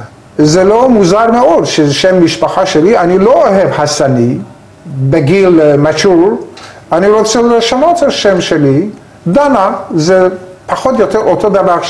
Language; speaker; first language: Hebrew; non-native, learner; Persian